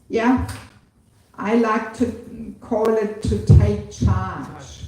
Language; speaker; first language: English; non-native, fluent; German